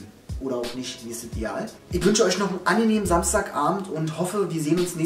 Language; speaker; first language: German; native; German